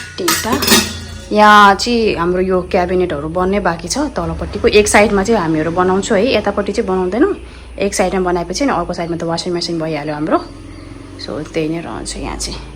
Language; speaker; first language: Nepali; native; Nepali